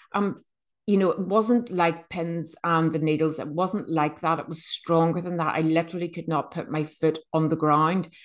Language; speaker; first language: English; native; English